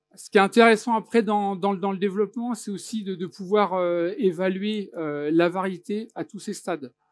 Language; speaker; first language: French; native; French